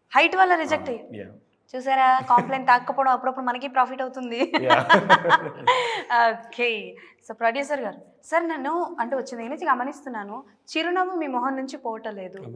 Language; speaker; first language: Telugu; native; Telugu